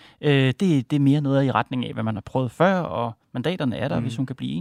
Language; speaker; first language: Danish; native; Danish